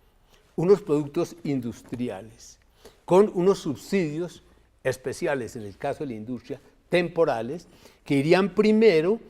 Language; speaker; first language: Spanish; native; Spanish